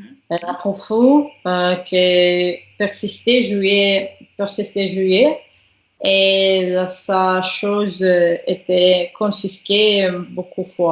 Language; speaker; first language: French; non-native, learner; Russian